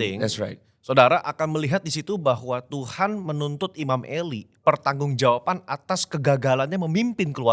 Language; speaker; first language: Indonesian; native; Indonesian